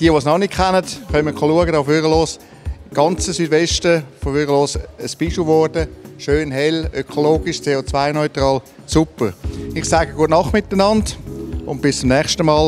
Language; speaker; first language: German; native; German